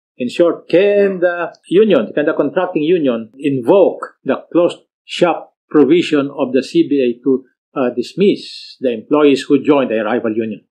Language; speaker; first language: English; non-native, local second language; Filipino